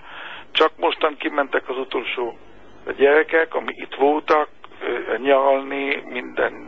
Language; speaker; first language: Hungarian; non-native, fluent; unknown